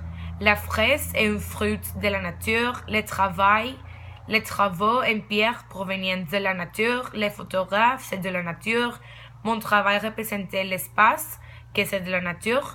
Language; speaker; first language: French; non-native, learner; Spanish